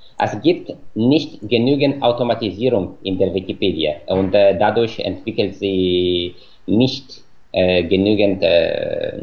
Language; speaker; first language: German; non-native, fluent; Russian